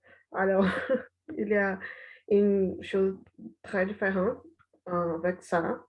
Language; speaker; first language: French; non-native, learner; Portuguese